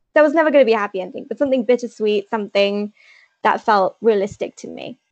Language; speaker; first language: English; native; English